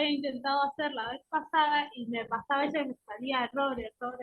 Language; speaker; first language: Spanish; native; Spanish